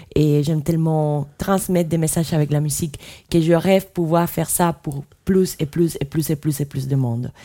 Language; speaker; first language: French; non-native, fluent; Spanish